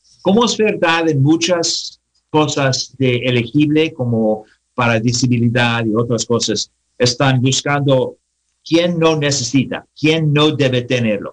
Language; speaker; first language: Spanish; non-native, learner; English